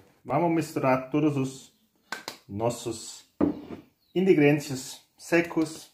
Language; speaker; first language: Portuguese; non-native, fluent; German